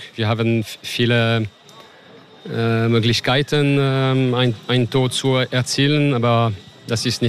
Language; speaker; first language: German; non-native, learner; French